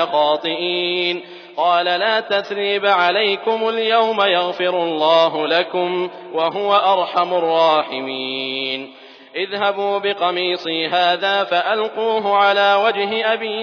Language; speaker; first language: Arabic; native; Arabic